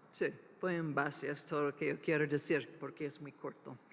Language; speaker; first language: Spanish; non-native, learner; English